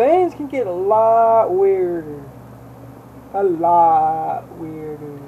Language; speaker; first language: English; native; English